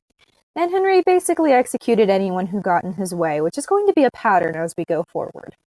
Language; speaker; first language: English; native; English